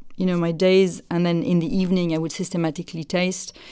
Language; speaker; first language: English; non-native, fluent; French